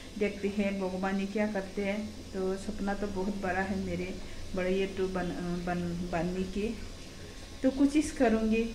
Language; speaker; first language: Hindi; non-native, local second language; Kok Borok